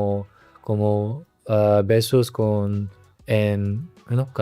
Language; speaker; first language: Spanish; non-native, learner; Korean